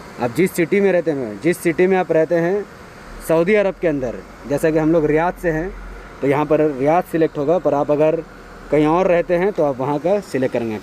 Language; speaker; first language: Hindi; native; Hindi